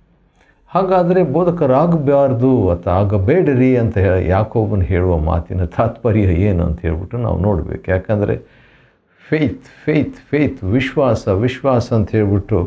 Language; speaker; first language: Kannada; native; Kannada